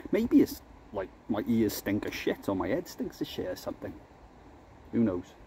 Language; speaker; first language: English; native; English